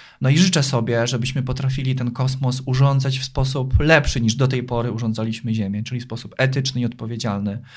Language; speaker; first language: Polish; native; Polish